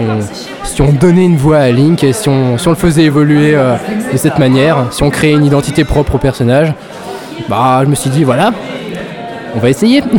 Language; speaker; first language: French; native; French